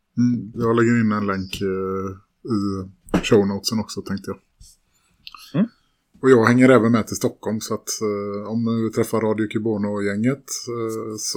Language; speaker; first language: Swedish; native; Swedish